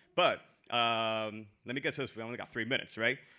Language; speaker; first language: English; native; English